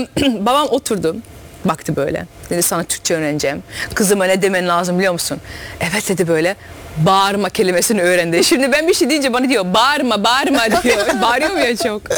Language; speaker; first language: Turkish; early bilingual, heritage; Dutch